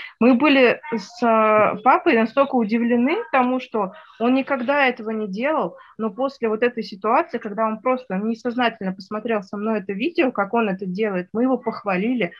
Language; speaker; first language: Russian; native; Russian